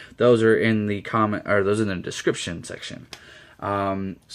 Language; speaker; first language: English; native; English